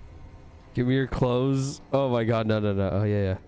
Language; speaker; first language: English; native; English